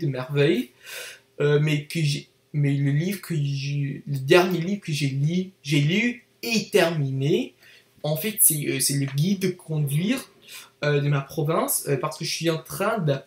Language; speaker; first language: French; non-native, learner; English